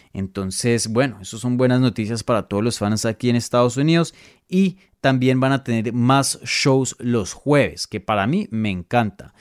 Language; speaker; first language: Spanish; native; Spanish